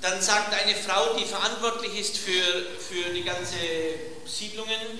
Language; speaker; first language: German; native; German